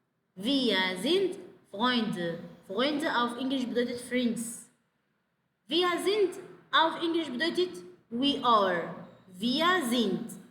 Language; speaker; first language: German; non-native, fluent; Arabic